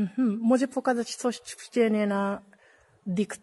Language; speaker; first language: Polish; non-native, learner; Japanese